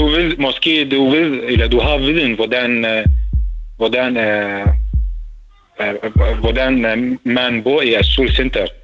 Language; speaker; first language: Danish; non-native, learner; Arabic